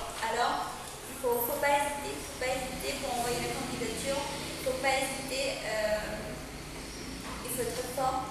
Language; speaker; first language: French; non-native, fluent; Spanish